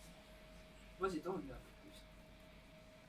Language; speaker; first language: French; non-native, learner; Chinese